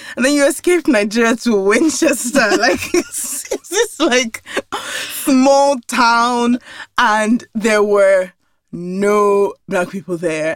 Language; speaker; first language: English; non-native, local second language; Yoruba